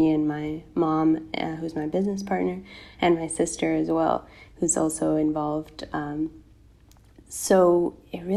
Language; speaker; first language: English; native; English